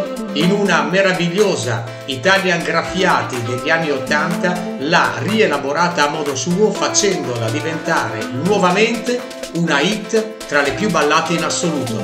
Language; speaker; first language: Italian; native; Italian